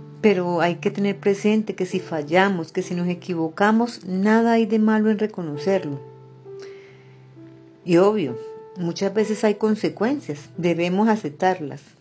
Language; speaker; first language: Spanish; native; Spanish